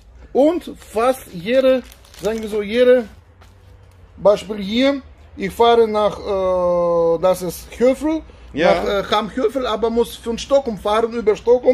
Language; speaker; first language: German; non-native, learner; Russian